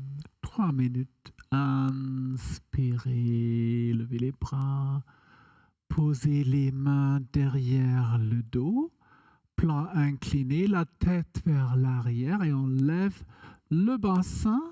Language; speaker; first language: French; non-native, fluent; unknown